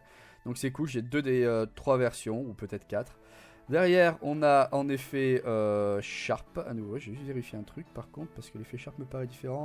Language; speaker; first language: French; native; French